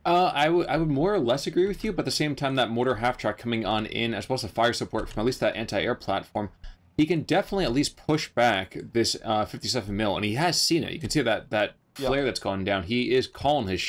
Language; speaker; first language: English; native; English